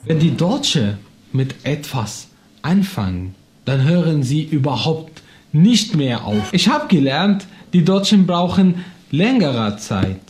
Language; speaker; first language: German; non-native, learner; Arabic